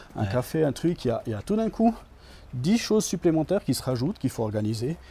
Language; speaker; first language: French; native; French